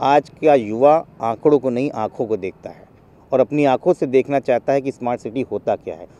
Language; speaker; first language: Hindi; native; Hindi